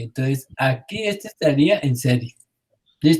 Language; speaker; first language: Spanish; native; Spanish